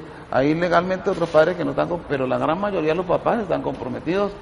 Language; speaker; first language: Spanish; native; Spanish